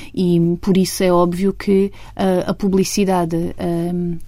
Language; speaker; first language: Portuguese; native; Portuguese